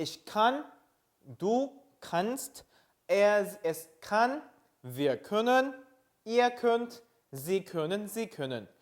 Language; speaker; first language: German; non-native, fluent; Korean